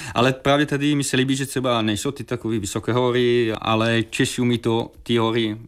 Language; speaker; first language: Czech; non-native, fluent; Italian